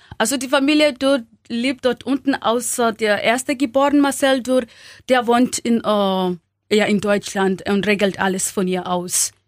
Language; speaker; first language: German; non-native, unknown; Swahili